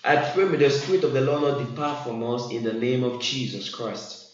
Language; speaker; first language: English; non-native, local second language; Yoruba